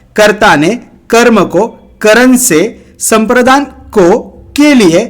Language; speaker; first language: Hindi; non-native, local second language; Marathi